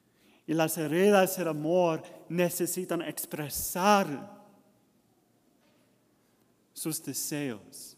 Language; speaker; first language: Spanish; non-native, learner; English